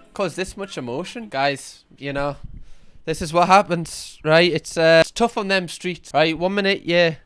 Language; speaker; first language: English; native; English